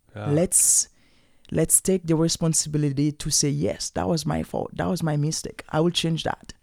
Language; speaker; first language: English; non-native, fluent; Haitian Creole